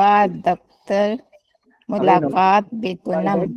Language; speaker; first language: Persian; non-native, learner; Urdu